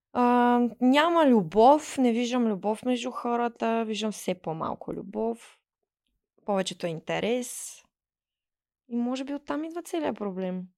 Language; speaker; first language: Bulgarian; early bilingual, heritage; Bulgarian